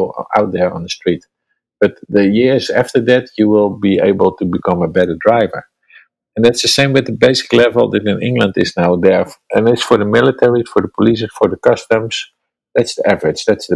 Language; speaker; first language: English; non-native, fluent; Dutch